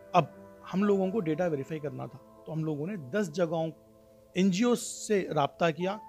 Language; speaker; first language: Hindi; non-native, local second language; Urdu